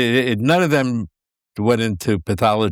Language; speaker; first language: English; native; English